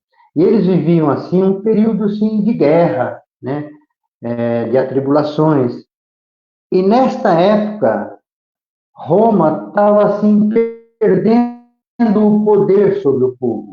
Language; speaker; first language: Portuguese; native; Portuguese